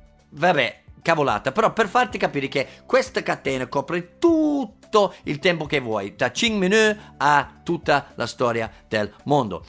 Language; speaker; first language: Italian; non-native, fluent; English